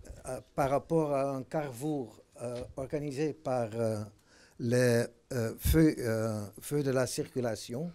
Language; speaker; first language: French; non-native, fluent; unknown